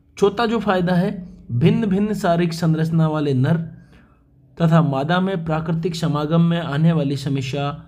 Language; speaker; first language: Hindi; native; Hindi